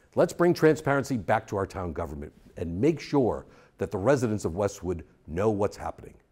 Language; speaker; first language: English; native; English